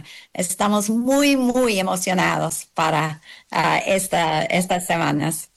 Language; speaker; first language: Spanish; non-native, learner; English